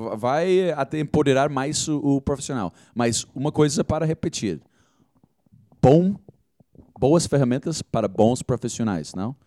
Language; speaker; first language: Portuguese; non-native, fluent; English